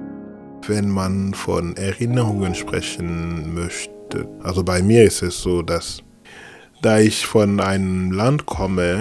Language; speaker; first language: German; non-native, fluent; French